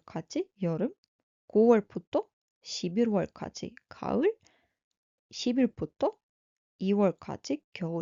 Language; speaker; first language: Korean; non-native, fluent; Russian